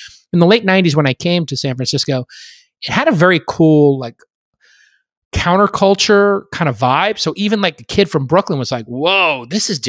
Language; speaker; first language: English; native; English